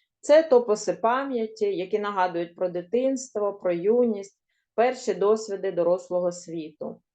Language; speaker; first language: Ukrainian; native; Ukrainian